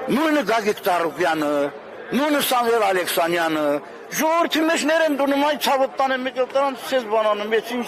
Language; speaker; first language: Armenian; native; Armenian